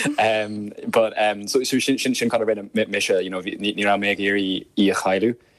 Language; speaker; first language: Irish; non-native, local second language; English